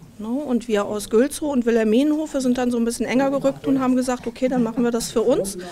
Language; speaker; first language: German; native; German